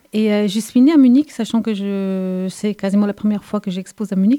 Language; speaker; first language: French; non-native, fluent; German